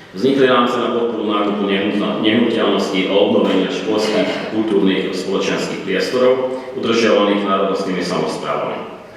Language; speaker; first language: Slovak; early bilingual, heritage; Hungarian